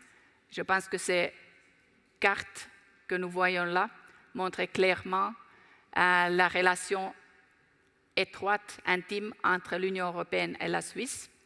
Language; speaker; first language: French; non-native, fluent; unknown